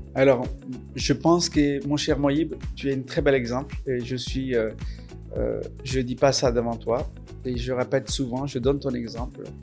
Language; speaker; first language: French; non-native, fluent; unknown